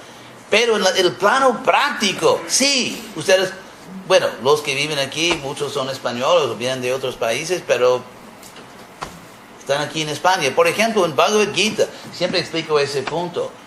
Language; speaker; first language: Spanish; non-native, fluent; English